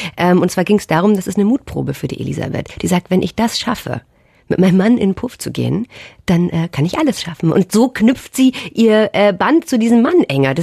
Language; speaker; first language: German; native; German